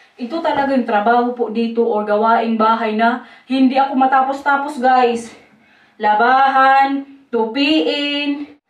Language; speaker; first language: Filipino; non-native, local second language; Waray